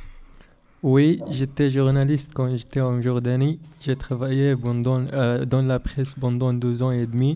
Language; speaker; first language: French; non-native, learner; Arabic